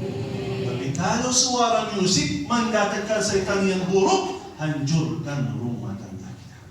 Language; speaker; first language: Indonesian; non-native, fluent; Arabic